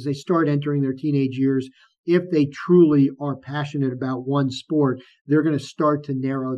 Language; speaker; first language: English; native; English